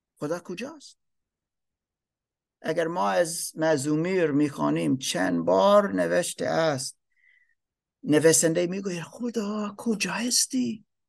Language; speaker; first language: Persian; non-native, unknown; German